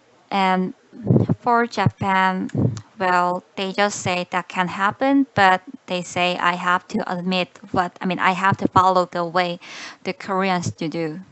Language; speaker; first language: English; non-native, learner; Korean